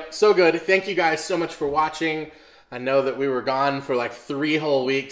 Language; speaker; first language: English; native; English